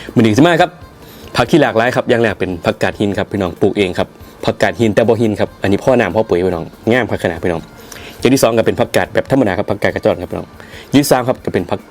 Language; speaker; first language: Thai; native; Thai